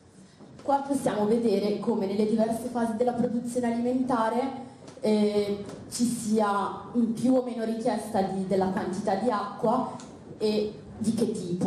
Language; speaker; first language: Italian; native; Italian